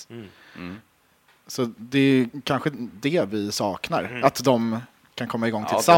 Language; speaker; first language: Swedish; native; Swedish